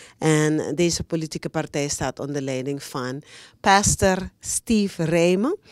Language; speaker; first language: Dutch; native; Dutch